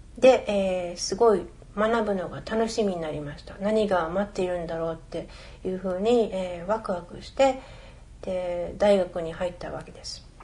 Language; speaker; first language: Japanese; early bilingual, other home language; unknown